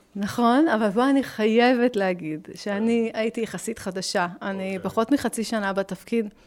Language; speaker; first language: Hebrew; early bilingual, other home language; French